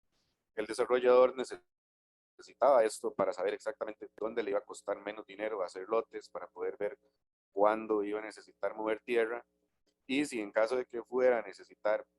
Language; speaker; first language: Spanish; native; Spanish